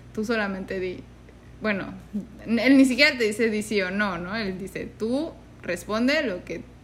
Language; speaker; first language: Spanish; native; Spanish